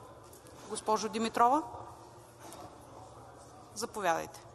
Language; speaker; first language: Bulgarian; native; Bulgarian